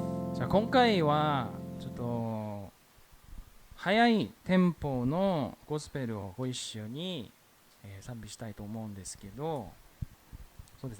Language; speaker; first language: Japanese; non-native, fluent; Korean